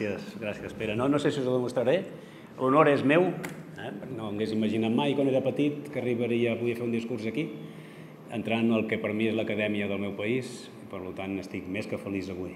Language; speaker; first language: Catalan; native; Catalan